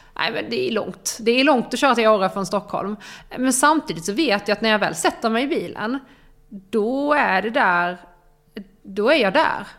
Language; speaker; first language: Swedish; native; Swedish